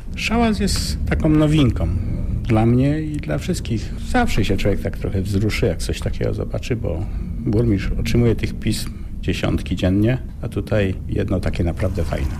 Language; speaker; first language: Polish; native; Polish